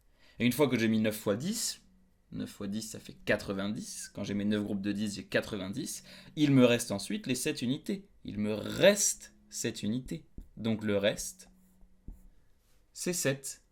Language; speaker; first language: French; native; French